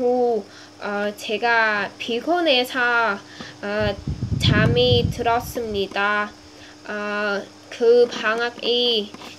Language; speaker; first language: Korean; non-native, learner; Vietnamese